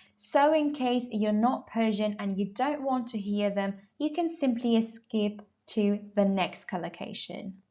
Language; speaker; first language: English; non-native, fluent; Persian